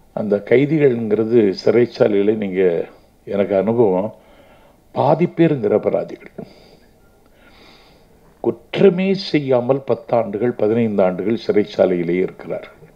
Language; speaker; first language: Tamil; native; Tamil